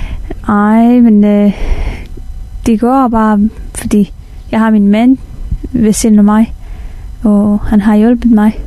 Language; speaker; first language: Danish; non-native, fluent; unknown